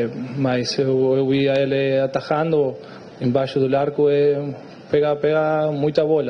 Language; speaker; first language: Portuguese; non-native, fluent; Spanish